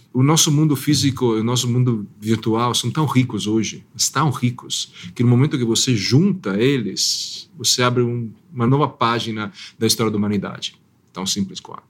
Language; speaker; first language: Portuguese; non-native, fluent; Italian